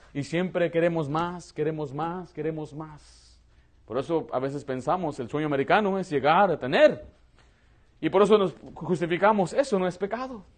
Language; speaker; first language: Spanish; early bilingual, heritage; Spanish